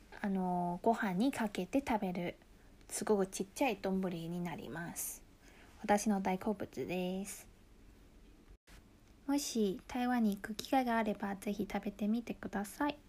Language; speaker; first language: Japanese; non-native, local second language; Chinese